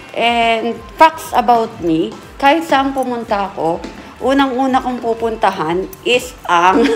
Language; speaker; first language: Filipino; native; Filipino